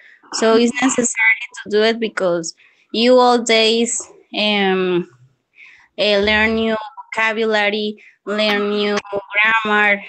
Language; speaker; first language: English; non-native, learner; Spanish